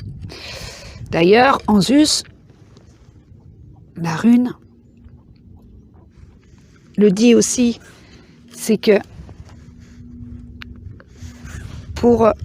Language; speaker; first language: French; native; French